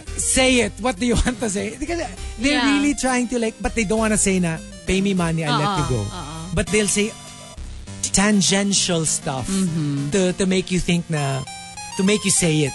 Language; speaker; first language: English; non-native, local second language; Filipino